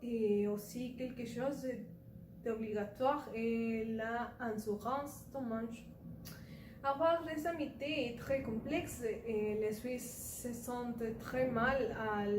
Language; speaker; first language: French; non-native, learner; Spanish